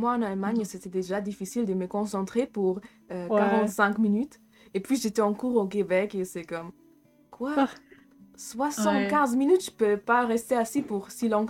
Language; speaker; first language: French; non-native, fluent; German